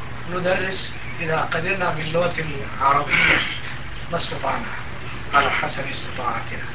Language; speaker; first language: Arabic; non-native, local second language; Turkish